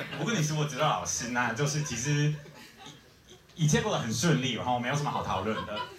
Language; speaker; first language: Chinese; non-native, fluent; English